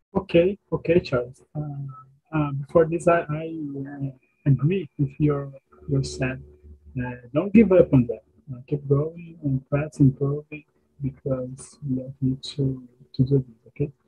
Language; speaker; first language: English; non-native, learner; Portuguese